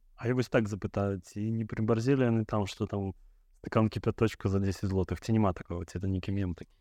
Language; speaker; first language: Belarusian; non-native, local second language; Russian